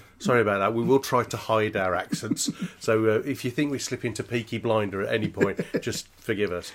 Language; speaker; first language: English; native; English